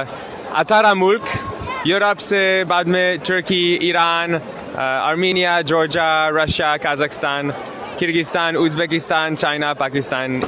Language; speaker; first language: Hindi; non-native, learner; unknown